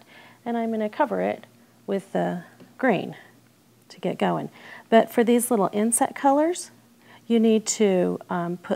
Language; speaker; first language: English; native; English